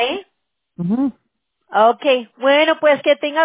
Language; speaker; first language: Spanish; early bilingual, heritage; Spanish